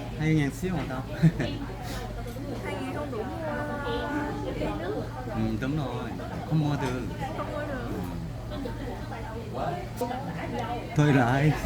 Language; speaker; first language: Vietnamese; non-native, learner; Korean